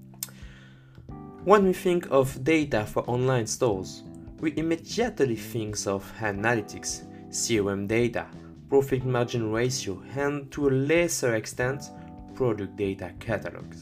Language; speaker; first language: English; non-native, fluent; French